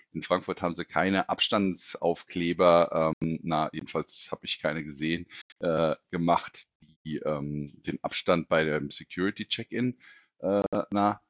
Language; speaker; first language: German; native; German